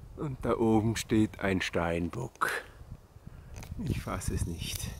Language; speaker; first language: German; native; German